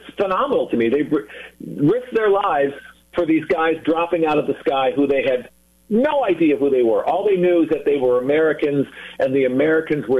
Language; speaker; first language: English; native; English